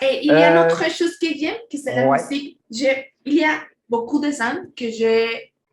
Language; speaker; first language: French; non-native, fluent; Spanish